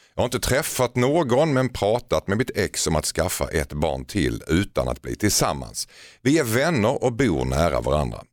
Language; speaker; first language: Swedish; native; Swedish